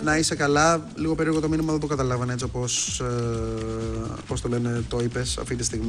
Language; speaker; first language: Greek; native; Greek